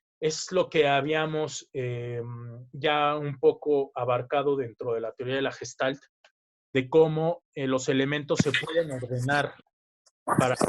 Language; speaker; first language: Spanish; native; Spanish